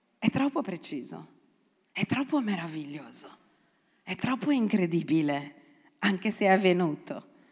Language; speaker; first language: Italian; non-native, fluent; Portuguese